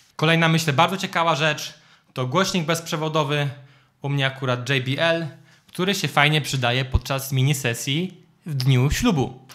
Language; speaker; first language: Polish; native; Polish